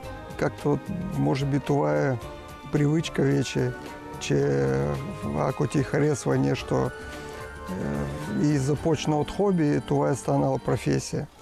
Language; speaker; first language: Bulgarian; non-native, learner; Russian